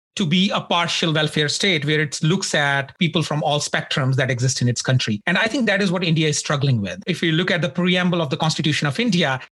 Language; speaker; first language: English; non-native, local second language; Punjabi